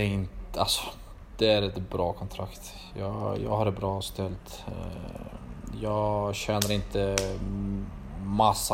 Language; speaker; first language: Swedish; early bilingual, other home language; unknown